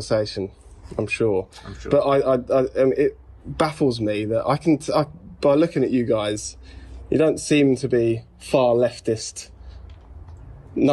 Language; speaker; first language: English; native; English